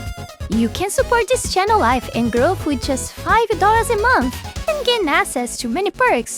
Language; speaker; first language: English; non-native, fluent; Portuguese